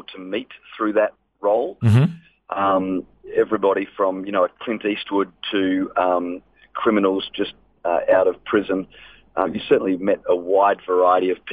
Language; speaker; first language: English; native; English